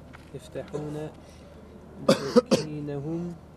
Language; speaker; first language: Arabic; non-native, learner; French